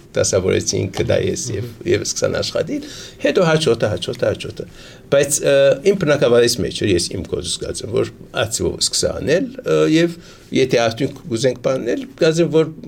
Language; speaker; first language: Armenian; early bilingual, heritage; Armenian